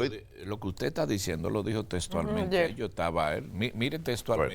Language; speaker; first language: Spanish; native; Spanish